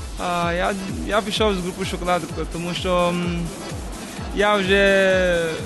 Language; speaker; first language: Ukrainian; non-native, learner; English